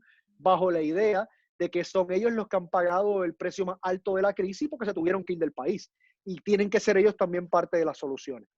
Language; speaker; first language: Spanish; native; Spanish